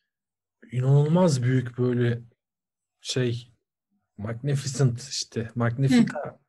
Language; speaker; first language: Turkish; native; Turkish